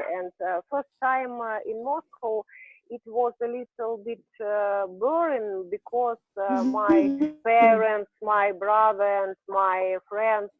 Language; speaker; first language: English; non-native, learner; Russian